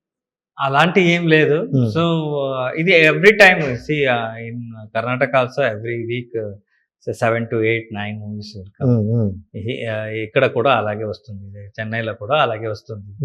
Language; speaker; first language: Telugu; non-native, learner; Kannada